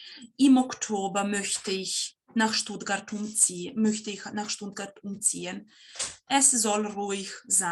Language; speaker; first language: German; non-native, fluent; Serbian